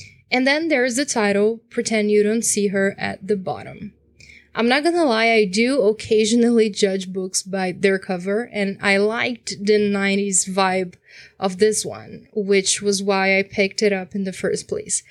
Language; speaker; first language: English; non-native, fluent; Portuguese